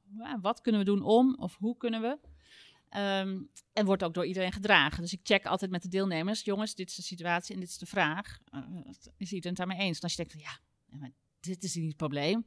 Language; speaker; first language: Dutch; native; Dutch